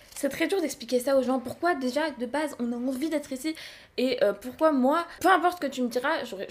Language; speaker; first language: French; native; French